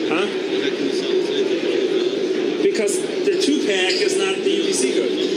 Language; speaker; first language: English; native; English